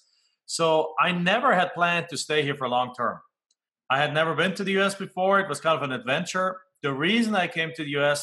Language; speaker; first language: English; non-native, fluent; German